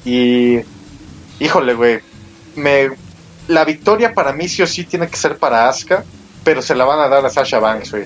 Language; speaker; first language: Spanish; native; Spanish